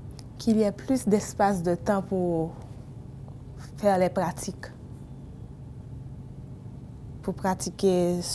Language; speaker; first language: French; non-native, local second language; Haitian Creole